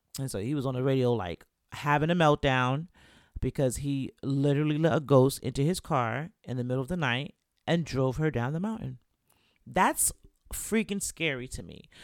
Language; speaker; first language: English; native; English